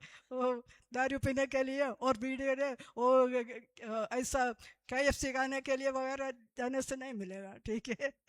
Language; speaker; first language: Hindi; non-native, local second language; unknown